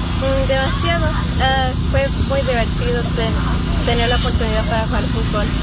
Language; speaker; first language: Spanish; early bilingual, other home language; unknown